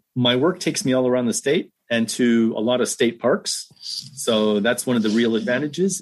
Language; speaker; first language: English; native; English